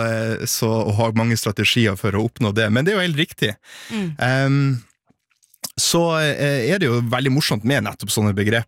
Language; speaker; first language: Norwegian; native; Norwegian